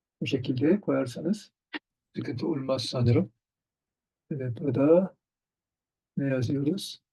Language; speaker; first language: Turkish; non-native, fluent; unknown